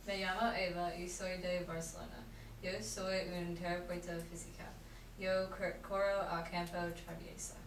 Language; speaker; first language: Spanish; non-native, learner; English